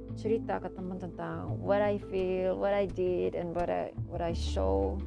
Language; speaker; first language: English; non-native, learner; Indonesian